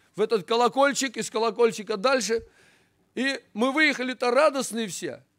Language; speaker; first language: Russian; native; Russian